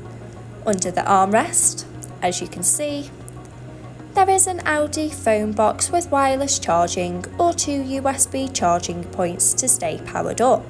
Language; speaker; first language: English; native; English